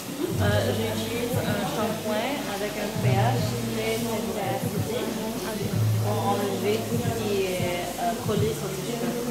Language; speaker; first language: French; non-native, fluent; English